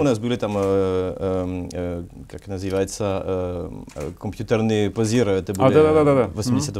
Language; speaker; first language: Russian; non-native, learner; French